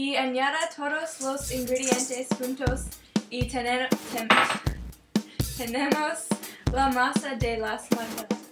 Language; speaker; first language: Spanish; non-native, learner; English